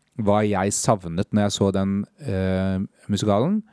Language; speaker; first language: Norwegian; native; Norwegian